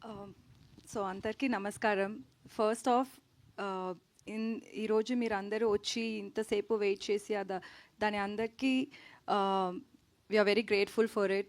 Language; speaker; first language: Telugu; non-native, learner; Tamil